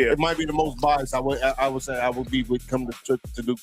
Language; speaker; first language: English; native; English